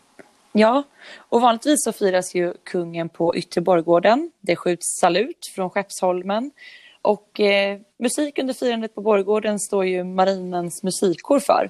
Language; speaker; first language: Swedish; native; Swedish